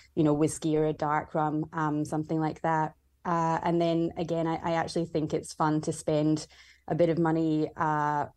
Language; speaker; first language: English; native; English